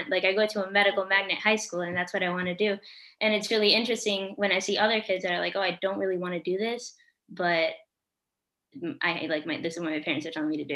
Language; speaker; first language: English; early bilingual, other home language; Spanish